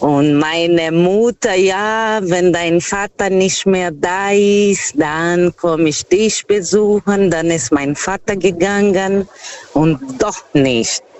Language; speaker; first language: German; non-native, learner; Portuguese